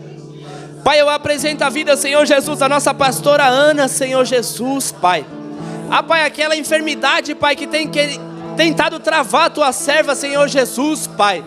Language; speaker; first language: Portuguese; native; Portuguese